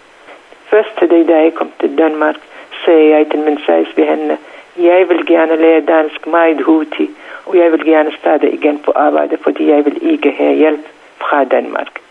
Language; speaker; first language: Danish; non-native, learner; Central Kurdish